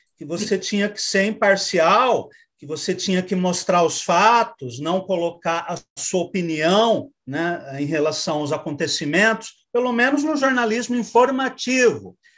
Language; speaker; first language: Portuguese; native; Portuguese